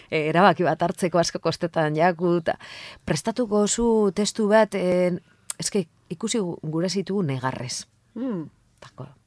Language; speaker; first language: Basque; non-native, local second language; Spanish